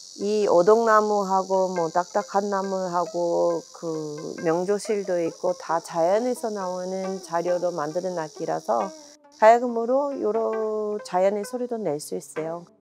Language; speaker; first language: Korean; non-native, fluent; English